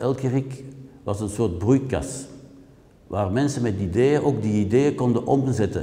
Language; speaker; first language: Dutch; native; Dutch